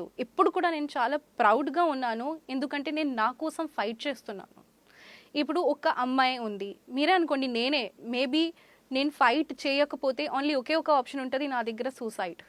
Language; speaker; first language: Telugu; non-native, fluent; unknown